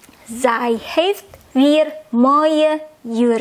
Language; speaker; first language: Dutch; non-native, fluent; Indonesian